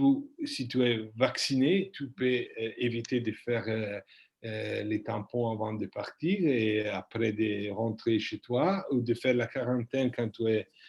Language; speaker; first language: French; non-native, fluent; Italian